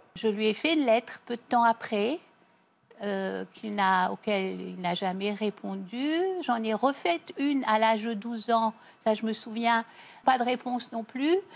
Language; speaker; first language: French; native; French